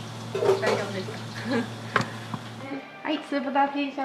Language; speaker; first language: Japanese; non-native, fluent; Chinese